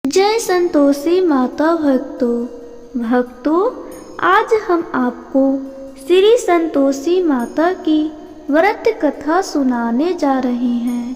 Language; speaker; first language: Hindi; native; Hindi